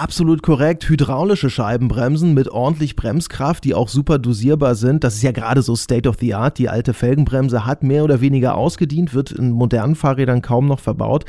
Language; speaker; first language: German; native; German